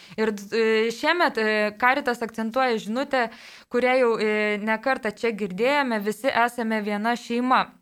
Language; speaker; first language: Lithuanian; native; Lithuanian